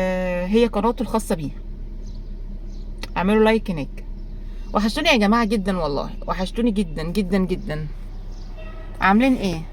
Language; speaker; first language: Arabic; native; Arabic